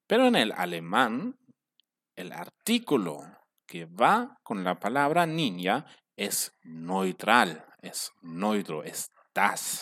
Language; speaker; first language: Spanish; non-native, fluent; German